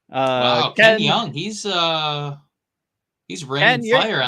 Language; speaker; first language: English; native; English